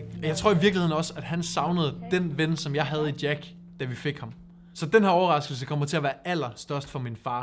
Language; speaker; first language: Danish; native; Danish